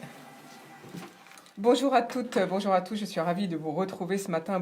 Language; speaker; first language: French; native; French